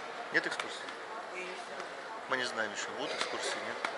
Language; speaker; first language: Russian; native; Russian